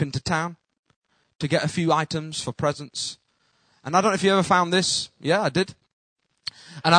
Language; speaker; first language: English; native; English